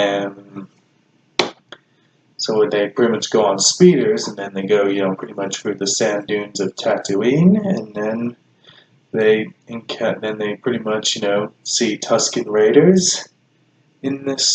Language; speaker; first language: English; native; English